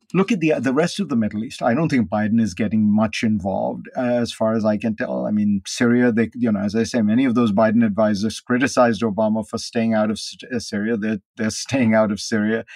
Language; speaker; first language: English; non-native, local second language; Hindi